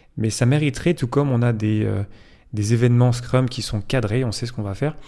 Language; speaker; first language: French; native; French